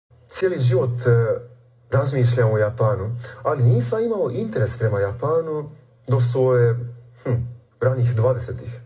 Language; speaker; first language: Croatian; non-native, fluent; Japanese